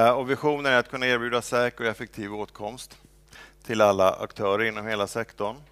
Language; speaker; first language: Swedish; native; Swedish